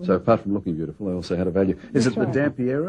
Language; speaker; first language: English; native; English